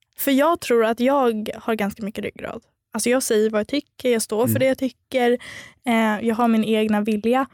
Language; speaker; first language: Swedish; native; Swedish